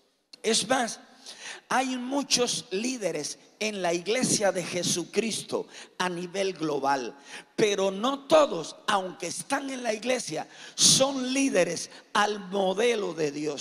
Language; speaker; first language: Spanish; native; Spanish